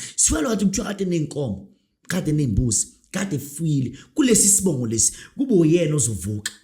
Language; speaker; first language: Zulu; non-native, local second language; Northern Sotho